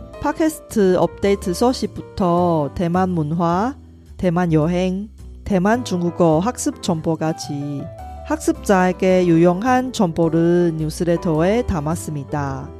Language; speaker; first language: Korean; non-native, fluent; Chinese